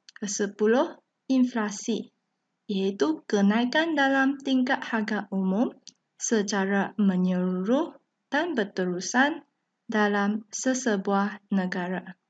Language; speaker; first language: Malay; non-native, local second language; Chinese